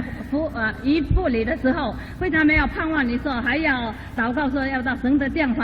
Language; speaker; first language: Chinese; native; Chinese